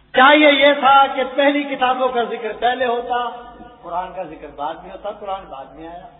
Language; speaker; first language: Urdu; non-native, local second language; Punjabi